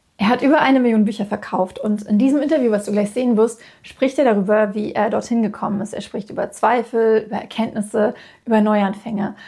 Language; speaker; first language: German; native; German